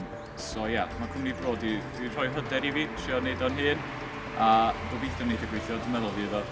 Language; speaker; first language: Welsh; native; Welsh